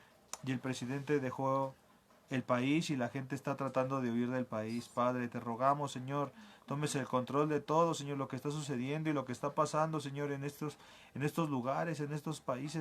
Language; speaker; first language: Spanish; native; Spanish